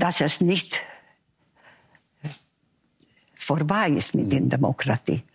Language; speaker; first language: German; non-native, fluent; Hungarian